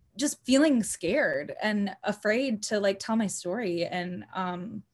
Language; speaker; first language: English; native; English